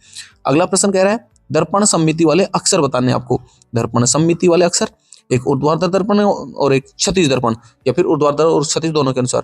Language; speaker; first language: Hindi; native; Hindi